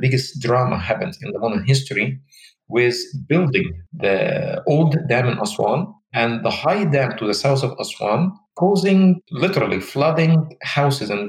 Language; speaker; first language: English; non-native, fluent; Arabic